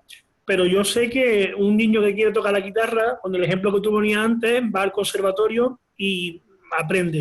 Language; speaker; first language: Spanish; native; Spanish